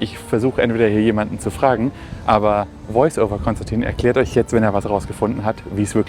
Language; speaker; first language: German; native; German